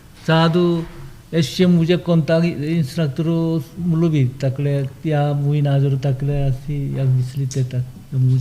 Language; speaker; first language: Czech; non-native, learner; Korean